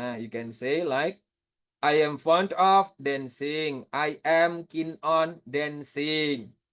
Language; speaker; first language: English; non-native, fluent; Indonesian